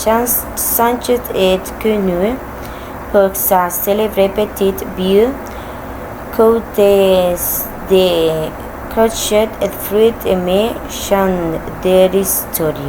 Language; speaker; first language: French; non-native, learner; Spanish